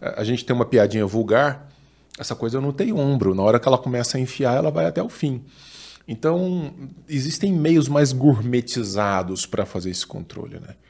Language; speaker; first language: Portuguese; native; Portuguese